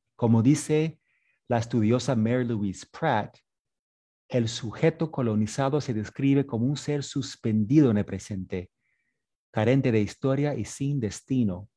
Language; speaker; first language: Spanish; non-native, fluent; English